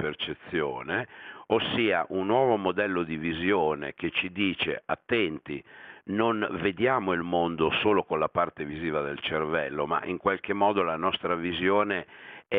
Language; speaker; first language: Italian; native; Italian